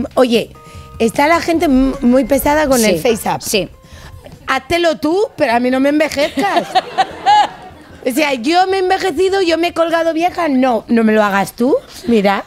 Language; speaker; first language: Spanish; native; Spanish